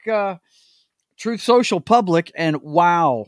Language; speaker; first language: English; native; English